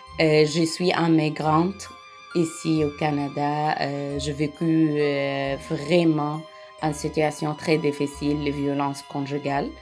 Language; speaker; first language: French; non-native, learner; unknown